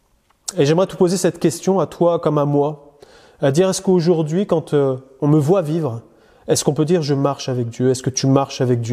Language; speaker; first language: French; native; French